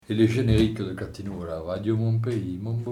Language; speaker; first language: French; native; French